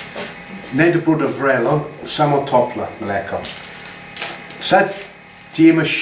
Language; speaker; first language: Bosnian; non-native, learner; English